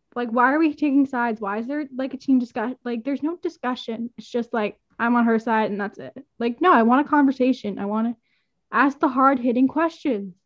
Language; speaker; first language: English; native; English